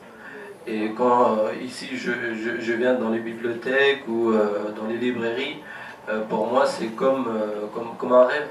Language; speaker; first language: French; non-native, fluent; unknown